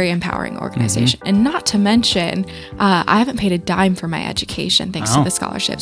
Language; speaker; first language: English; native; English